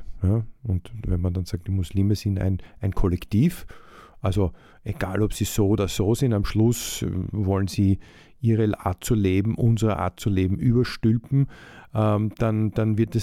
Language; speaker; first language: German; native; German